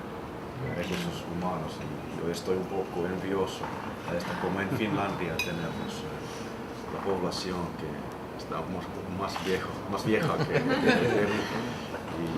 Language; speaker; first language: Spanish; non-native, fluent; Finnish